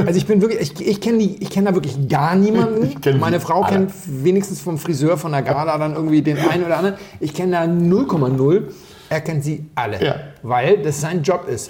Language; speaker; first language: German; native; German